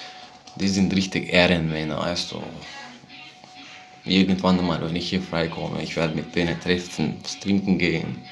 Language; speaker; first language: German; non-native, fluent; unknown